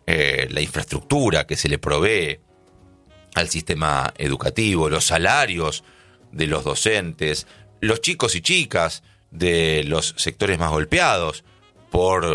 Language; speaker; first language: Spanish; native; Spanish